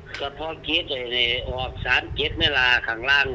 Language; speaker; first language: Thai; non-native, local second language; Lao